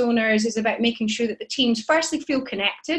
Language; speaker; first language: English; native; English